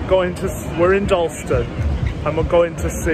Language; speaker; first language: English; native; English